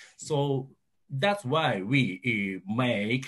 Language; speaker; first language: English; non-native, learner; Japanese